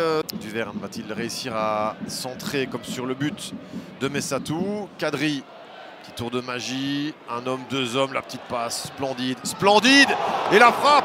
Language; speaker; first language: French; native; French